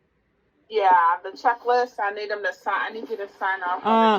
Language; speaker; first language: English; native; English